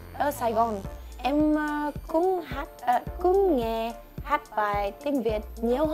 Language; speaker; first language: Vietnamese; non-native, learner; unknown